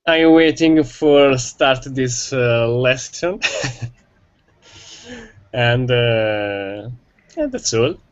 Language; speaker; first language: English; non-native, learner; Italian